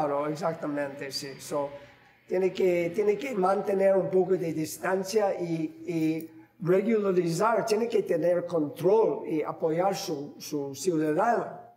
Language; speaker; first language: Spanish; non-native, fluent; English